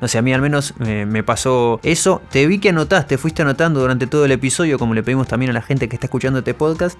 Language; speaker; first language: Spanish; native; Spanish